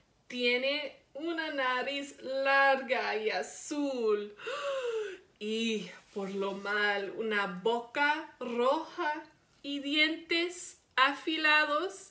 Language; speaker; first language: Spanish; non-native, learner; English